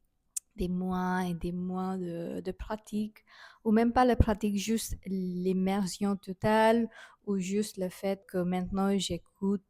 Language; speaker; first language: French; non-native, fluent; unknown